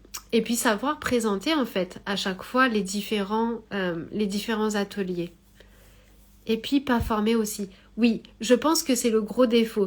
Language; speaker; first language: French; native; French